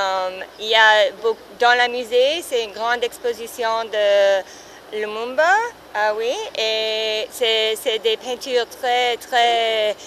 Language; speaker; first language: French; non-native, learner; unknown